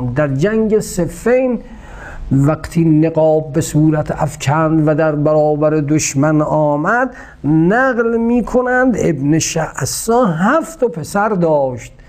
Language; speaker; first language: Persian; native; Persian